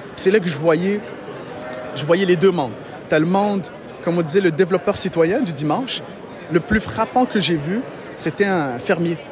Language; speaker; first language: French; non-native, local second language; Arabic